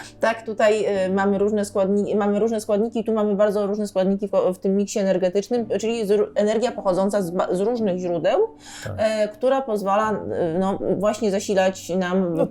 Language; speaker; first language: Polish; native; Polish